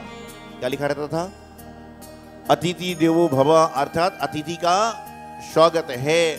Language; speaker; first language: Hindi; native; Hindi